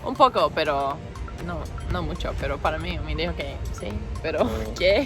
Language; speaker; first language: Spanish; non-native, learner; English